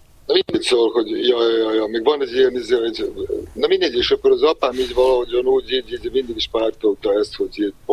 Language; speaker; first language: Hungarian; non-native, fluent; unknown